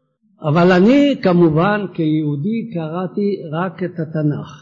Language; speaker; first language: Hebrew; non-native, fluent; French